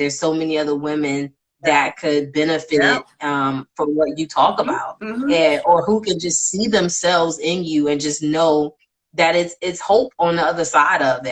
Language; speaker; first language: English; native; English